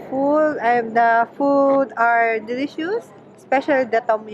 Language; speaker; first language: English; non-native, local second language; Filipino